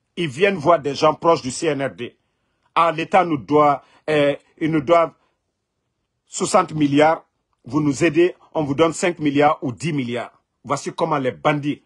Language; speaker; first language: French; non-native, local second language; Mandingo